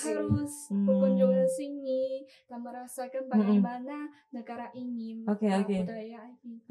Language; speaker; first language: Indonesian; non-native, learner; Chinese